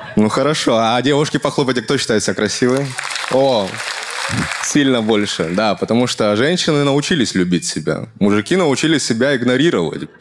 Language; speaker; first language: Russian; native; Russian